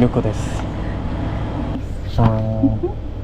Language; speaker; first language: Korean; native; Korean